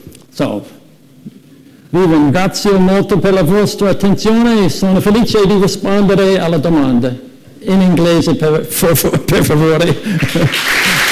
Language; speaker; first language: Italian; non-native, learner; English